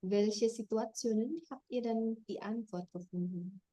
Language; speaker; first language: German; non-native, fluent; Indonesian